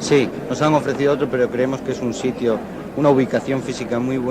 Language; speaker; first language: Spanish; native; Spanish